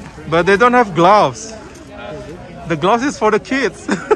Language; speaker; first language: English; non-native, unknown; Indonesian